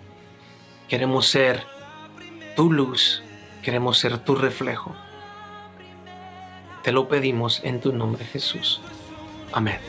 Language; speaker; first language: Spanish; native; Spanish